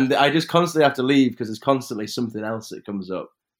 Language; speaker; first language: English; native; English